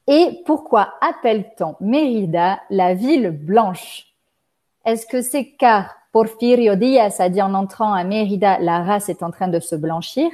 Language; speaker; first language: French; native; French